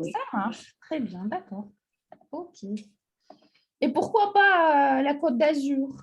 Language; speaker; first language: French; non-native, fluent; Russian